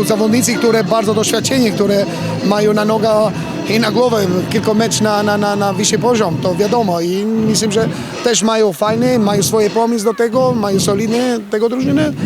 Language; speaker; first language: Polish; non-native, fluent; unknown